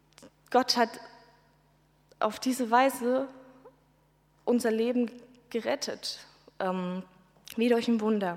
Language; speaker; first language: German; native; German